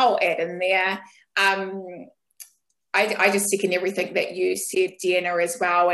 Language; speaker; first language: English; native; English